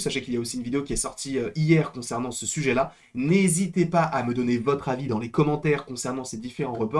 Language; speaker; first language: French; native; French